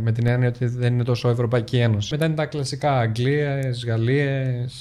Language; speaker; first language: Greek; native; Greek